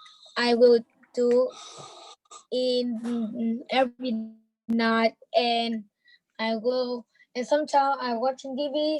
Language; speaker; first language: English; non-native, learner; Vietnamese